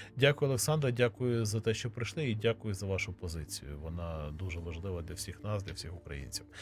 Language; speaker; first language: Ukrainian; native; Ukrainian